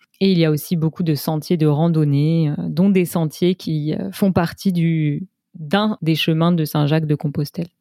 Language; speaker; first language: French; native; French